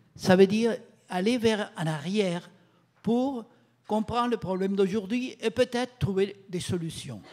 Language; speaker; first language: French; non-native, fluent; Spanish